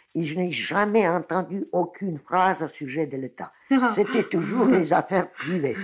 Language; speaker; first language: French; non-native, fluent; Russian